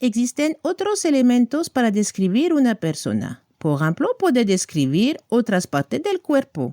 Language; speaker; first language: Spanish; non-native, fluent; French